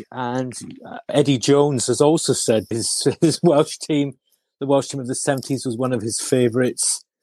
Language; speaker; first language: English; native; English